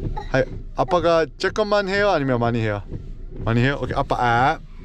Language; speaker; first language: Korean; early bilingual, heritage; Korean